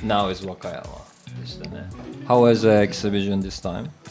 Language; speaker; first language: English; non-native, fluent; Japanese